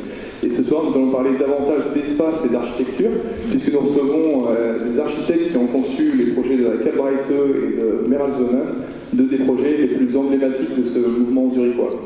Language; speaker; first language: French; native; French